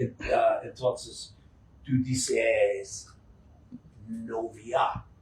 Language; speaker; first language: Spanish; non-native, learner; English